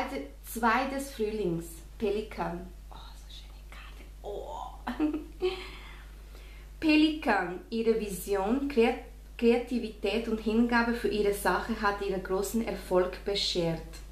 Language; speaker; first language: German; non-native, fluent; Spanish